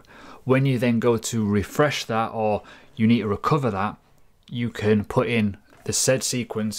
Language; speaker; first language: English; native; English